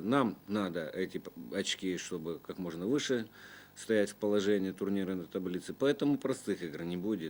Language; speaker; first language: Russian; native; Russian